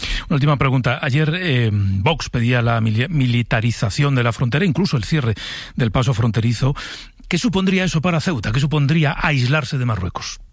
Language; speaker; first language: Spanish; native; Spanish